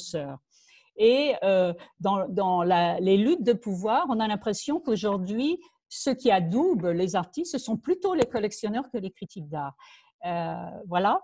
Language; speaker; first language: French; native; French